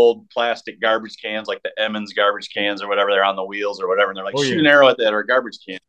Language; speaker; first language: English; native; English